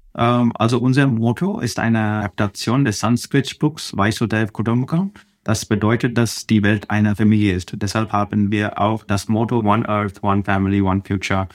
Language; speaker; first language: German; non-native, fluent; Telugu